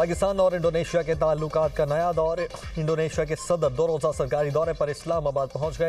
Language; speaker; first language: Urdu; native; Urdu